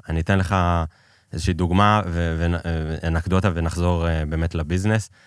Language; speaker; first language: Hebrew; early bilingual, other home language; Persian